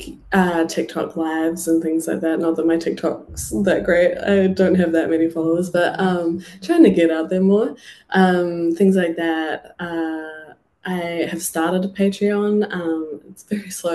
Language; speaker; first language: English; native; English